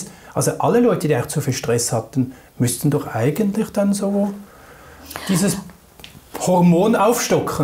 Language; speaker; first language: German; native; German